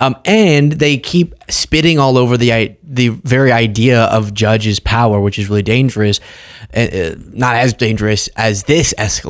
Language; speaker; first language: English; native; English